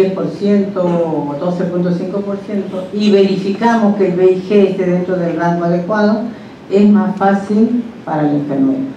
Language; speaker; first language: Spanish; native; Spanish